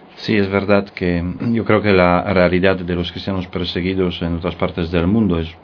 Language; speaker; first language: Spanish; non-native, fluent; Polish